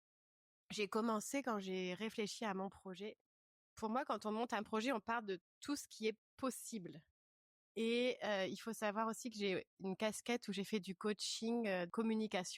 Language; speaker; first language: French; native; French